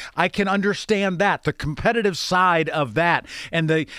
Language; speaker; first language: English; native; English